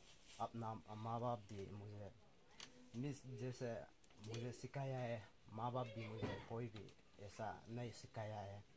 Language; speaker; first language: Hindi; non-native, local second language; Adi